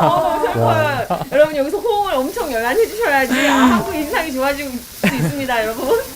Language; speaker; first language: Korean; native; Korean